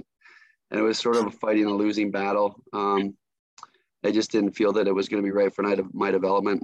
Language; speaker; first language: English; native; English